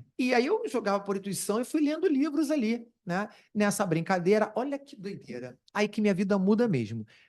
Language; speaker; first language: Portuguese; native; Portuguese